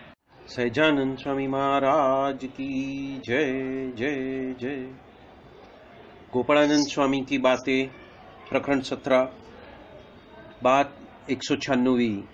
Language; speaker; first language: Hindi; non-native, local second language; Gujarati